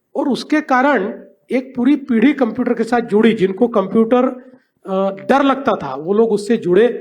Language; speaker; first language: Hindi; non-native, local second language; Marathi